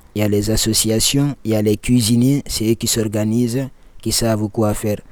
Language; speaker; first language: French; non-native, local second language; Fula